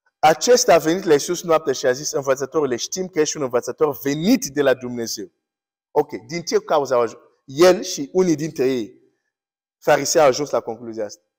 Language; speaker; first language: Romanian; non-native, fluent; English